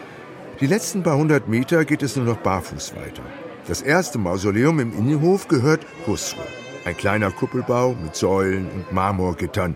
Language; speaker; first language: German; native; German